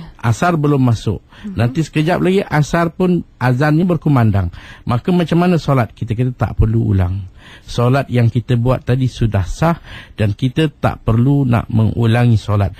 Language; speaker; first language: Malay; native; Malay